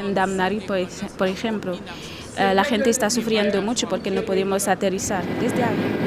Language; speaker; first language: Spanish; non-native, fluent; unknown